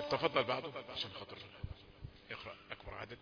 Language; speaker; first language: Arabic; native; Arabic